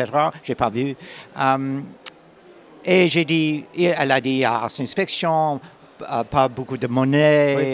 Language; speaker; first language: French; non-native, learner; English